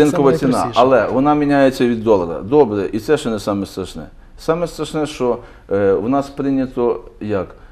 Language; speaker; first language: Ukrainian; native; Ukrainian